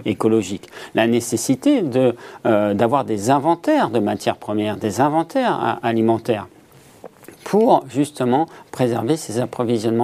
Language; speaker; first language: French; native; French